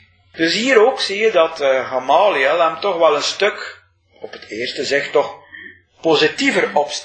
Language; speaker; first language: Dutch; native; Dutch